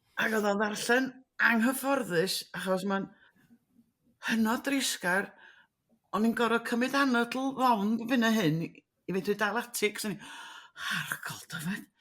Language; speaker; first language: Welsh; native; Welsh